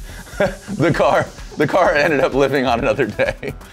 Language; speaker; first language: English; native; English